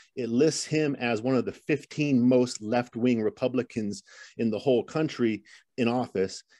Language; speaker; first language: English; native; English